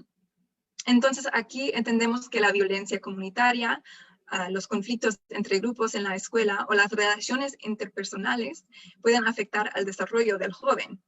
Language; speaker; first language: Spanish; non-native, fluent; English